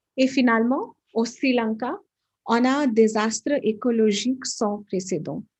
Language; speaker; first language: French; non-native, learner; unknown